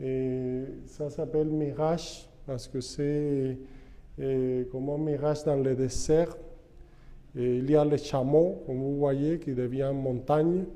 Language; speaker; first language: French; non-native, fluent; Spanish